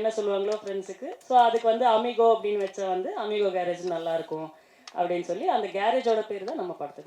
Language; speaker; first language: Tamil; native; Tamil